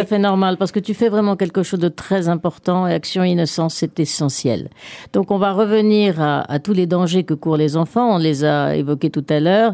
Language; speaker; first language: French; native; French